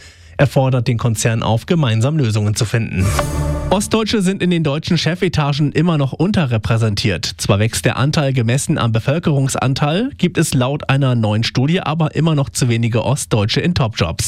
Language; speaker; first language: German; native; German